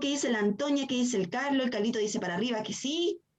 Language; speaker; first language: Spanish; native; Spanish